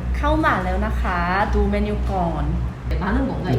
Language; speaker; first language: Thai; non-native, learner; Korean